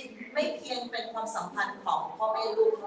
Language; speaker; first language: Thai; native; Thai